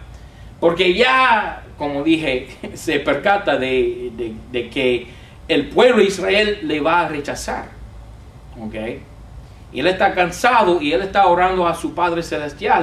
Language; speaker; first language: Spanish; non-native, fluent; English